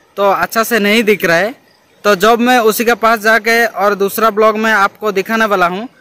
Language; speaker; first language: Hindi; non-native, local second language; Odia